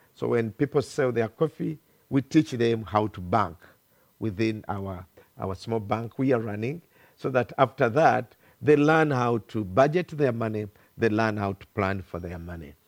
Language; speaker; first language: English; non-native, local second language; Ganda